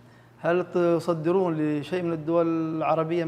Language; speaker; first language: Arabic; native; Arabic